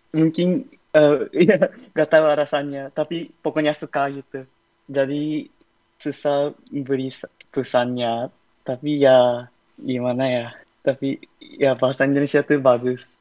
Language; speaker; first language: Indonesian; non-native, fluent; Japanese